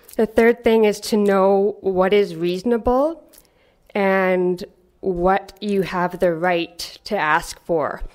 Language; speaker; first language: English; native; English